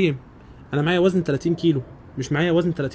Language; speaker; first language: Arabic; native; Arabic